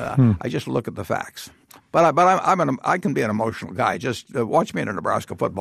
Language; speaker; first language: English; native; English